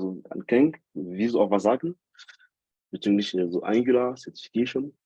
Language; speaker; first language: German; non-native, fluent; French